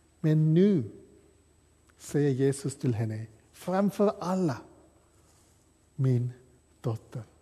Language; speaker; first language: Swedish; non-native, fluent; English